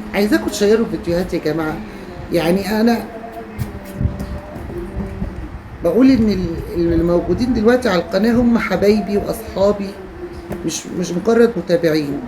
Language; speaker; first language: Arabic; native; Arabic